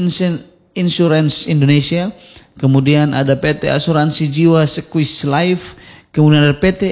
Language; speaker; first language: Indonesian; non-native, local second language; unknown